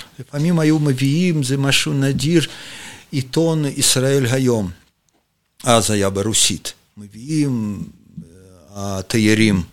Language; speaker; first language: Hebrew; non-native, fluent; Russian